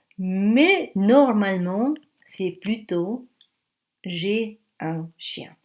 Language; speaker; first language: French; native; French